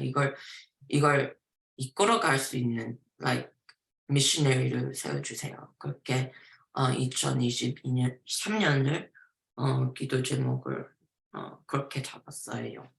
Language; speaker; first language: Korean; early bilingual, heritage; Korean